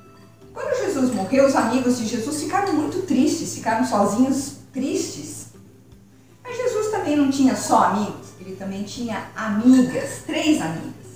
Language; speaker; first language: Portuguese; native; Portuguese